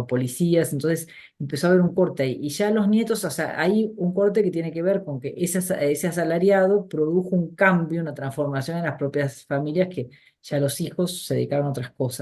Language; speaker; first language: Spanish; native; Spanish